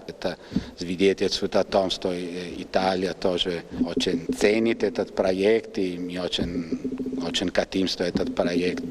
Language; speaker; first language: Russian; non-native, fluent; Italian